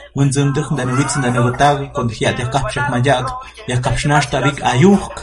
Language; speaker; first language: Spanish; non-native, local second language; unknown